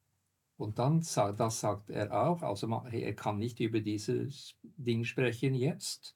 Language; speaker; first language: German; non-native, fluent; Norwegian